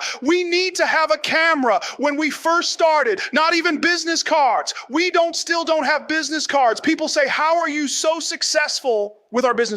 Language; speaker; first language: English; native; English